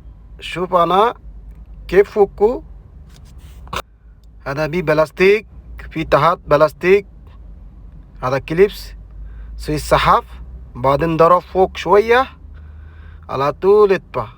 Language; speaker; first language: Arabic; non-native, learner; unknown